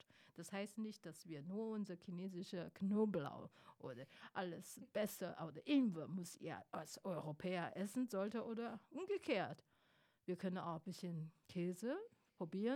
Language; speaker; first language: German; non-native, fluent; Chinese